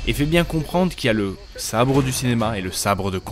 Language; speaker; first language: French; native; French